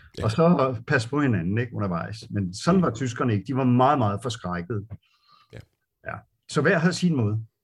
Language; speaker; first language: Danish; native; Danish